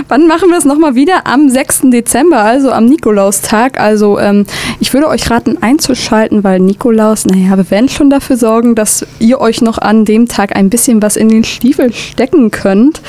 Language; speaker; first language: German; native; German